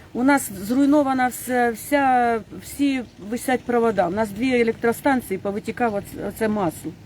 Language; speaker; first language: Ukrainian; native; Ukrainian